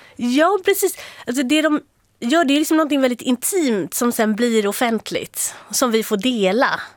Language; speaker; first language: Swedish; native; Swedish